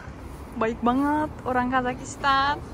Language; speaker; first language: Indonesian; non-native, learner; Turkish